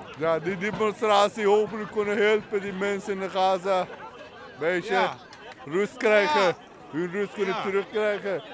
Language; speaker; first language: Dutch; non-native, learner; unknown